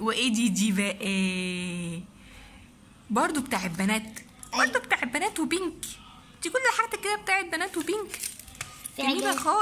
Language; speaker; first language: Arabic; native; Arabic